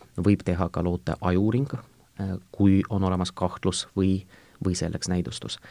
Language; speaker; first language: Estonian; non-native, local second language; Russian